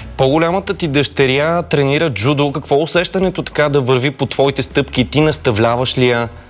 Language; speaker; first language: Bulgarian; native; Bulgarian